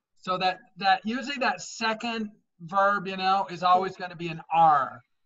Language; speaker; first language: English; native; English